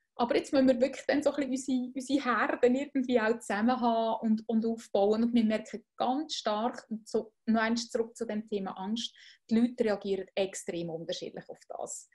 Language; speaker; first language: German; native; German